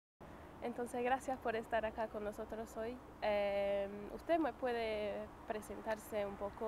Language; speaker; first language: Spanish; non-native, fluent; English